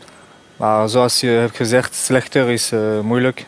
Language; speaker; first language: Dutch; non-native, fluent; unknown